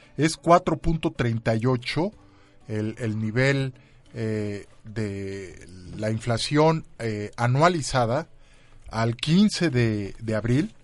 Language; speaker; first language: Spanish; native; Spanish